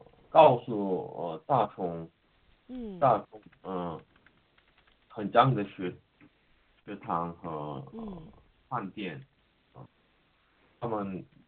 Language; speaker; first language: Chinese; non-native, learner; Korean